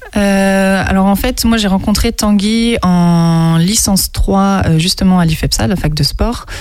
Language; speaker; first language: French; native; French